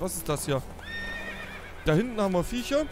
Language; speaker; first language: German; native; German